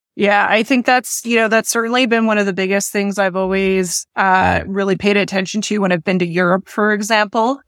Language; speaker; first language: English; native; English